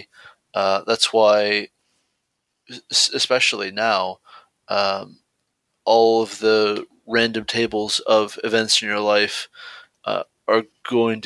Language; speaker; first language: English; native; English